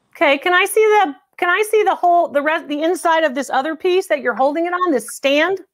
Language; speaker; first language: English; native; English